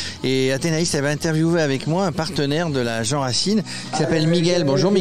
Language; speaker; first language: French; native; French